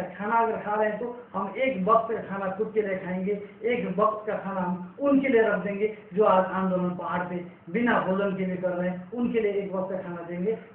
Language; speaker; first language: Hindi; non-native, local second language; Nepali